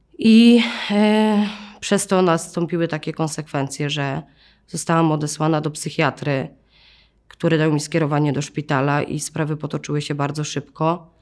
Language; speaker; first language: Polish; native; Polish